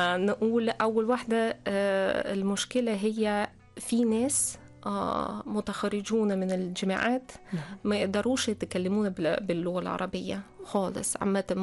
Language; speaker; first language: Arabic; non-native, fluent; Russian